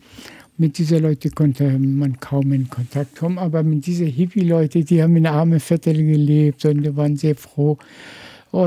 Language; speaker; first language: German; non-native, fluent; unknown